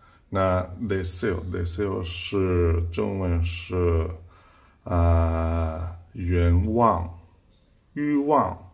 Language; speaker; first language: Chinese; non-native, fluent; Spanish